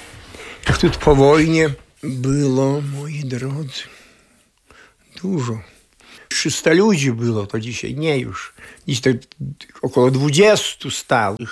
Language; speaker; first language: Polish; non-native, local second language; Belarusian